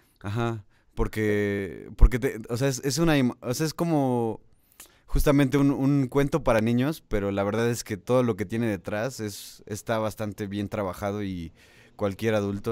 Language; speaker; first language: Spanish; native; Spanish